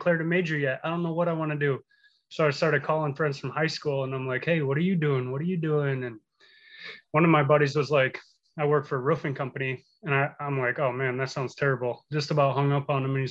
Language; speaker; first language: English; native; English